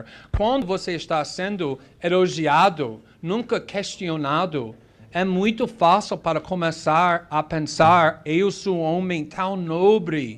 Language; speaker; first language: Portuguese; non-native, fluent; English